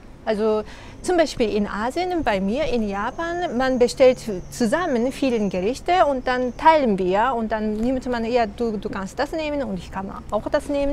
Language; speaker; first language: German; non-native, fluent; Japanese